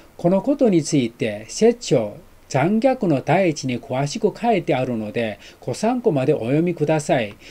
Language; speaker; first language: Japanese; non-native, fluent; Chinese